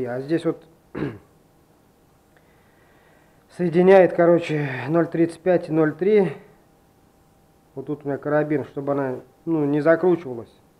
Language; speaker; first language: Russian; native; Russian